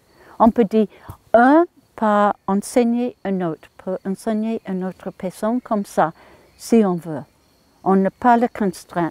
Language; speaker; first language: French; non-native, learner; English